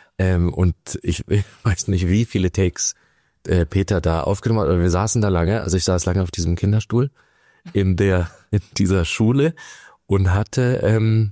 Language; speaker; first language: German; native; German